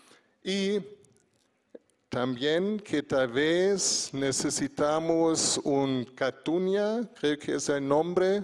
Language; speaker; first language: Spanish; non-native, fluent; German